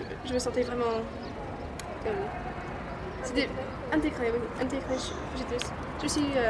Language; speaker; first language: French; non-native, fluent; English